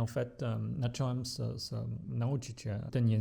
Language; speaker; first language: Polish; non-native, learner; Japanese